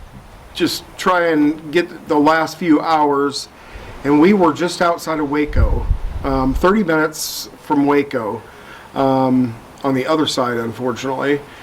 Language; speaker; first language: English; native; English